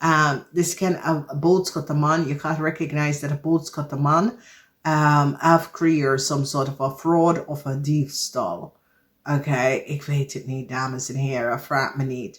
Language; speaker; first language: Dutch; non-native, fluent; English